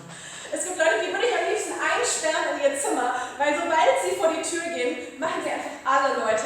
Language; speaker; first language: German; native; German